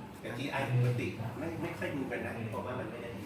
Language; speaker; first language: Thai; native; Thai